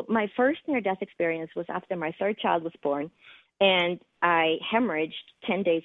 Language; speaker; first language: English; non-native, fluent; Swedish